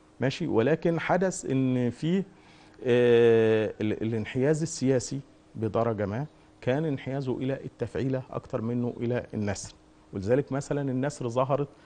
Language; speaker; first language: Arabic; native; Arabic